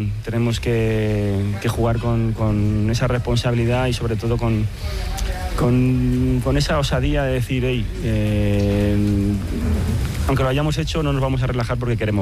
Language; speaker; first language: Spanish; native; Spanish